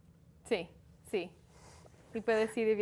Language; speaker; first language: Spanish; early bilingual, heritage; Spanish